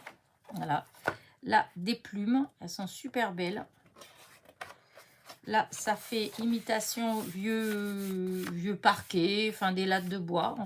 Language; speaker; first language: French; native; French